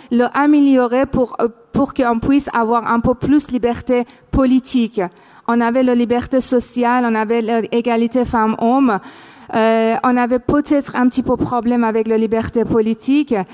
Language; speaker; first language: French; non-native, fluent; Persian